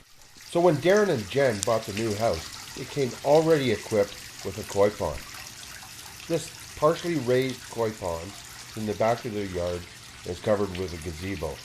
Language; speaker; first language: English; native; English